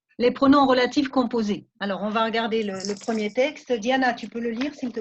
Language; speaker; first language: French; non-native, fluent; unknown